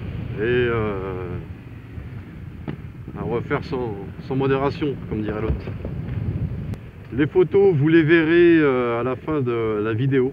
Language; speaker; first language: French; native; French